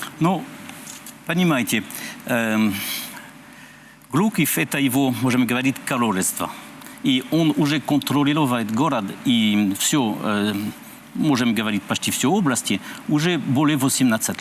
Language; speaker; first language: Russian; non-native, learner; French